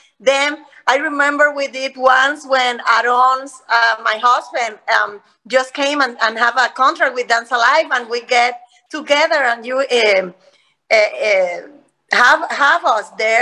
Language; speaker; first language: English; non-native, fluent; Spanish